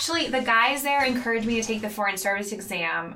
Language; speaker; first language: English; native; English